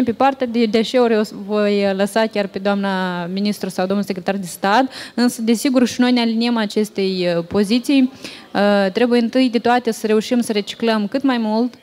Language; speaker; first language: Romanian; native; Romanian